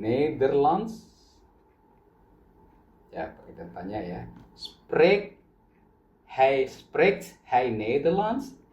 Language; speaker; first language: Dutch; non-native, learner; Indonesian